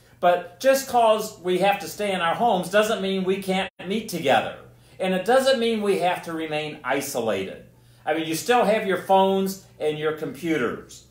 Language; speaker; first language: English; native; English